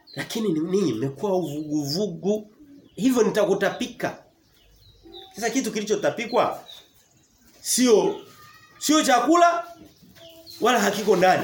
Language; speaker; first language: Swahili; native; Swahili